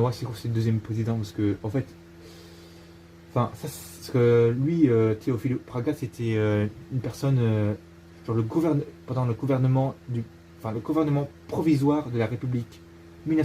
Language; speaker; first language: French; native; French